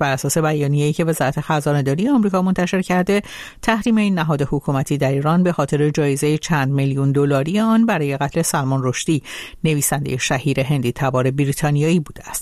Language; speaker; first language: Persian; native; Persian